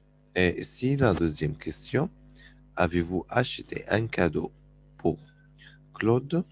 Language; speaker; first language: French; non-native, fluent; Arabic